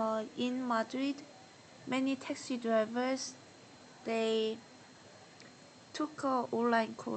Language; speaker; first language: English; non-native, learner; Korean